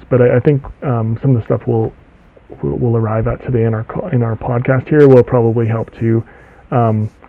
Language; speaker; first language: English; native; English